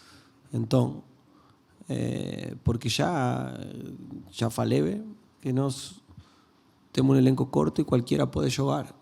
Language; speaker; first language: Portuguese; non-native, learner; Spanish